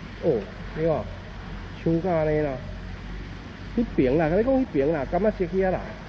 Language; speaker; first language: Chinese; native; Chinese